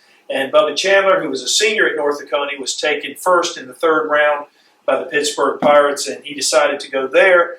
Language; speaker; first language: English; native; English